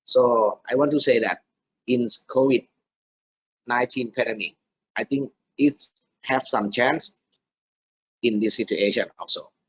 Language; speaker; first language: English; non-native, learner; Thai